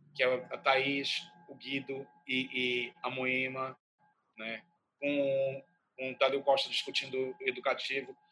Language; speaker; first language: Portuguese; native; Portuguese